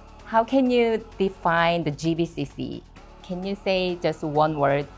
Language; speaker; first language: English; non-native, fluent; Korean